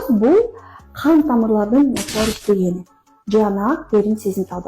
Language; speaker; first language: Kyrgyz; native; Kyrgyz